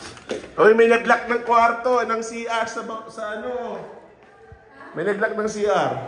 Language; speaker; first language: Filipino; native; Filipino